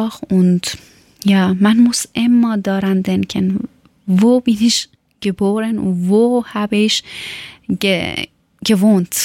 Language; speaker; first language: German; non-native, learner; Persian